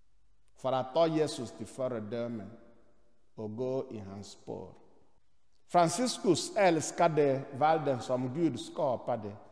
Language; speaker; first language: Swedish; non-native, fluent; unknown